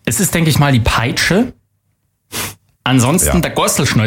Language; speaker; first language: German; native; German